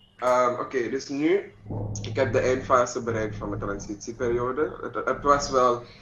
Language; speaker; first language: Dutch; native; Dutch